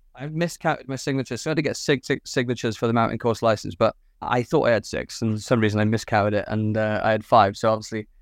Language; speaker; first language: English; native; English